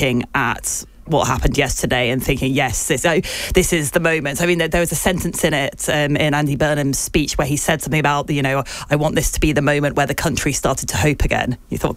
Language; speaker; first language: English; native; English